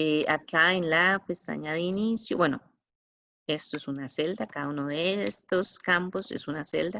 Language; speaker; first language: Spanish; native; Spanish